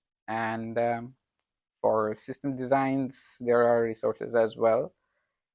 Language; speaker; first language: English; non-native, local second language; Bangla